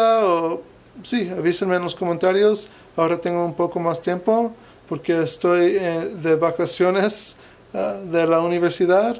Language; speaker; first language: Spanish; non-native, fluent; English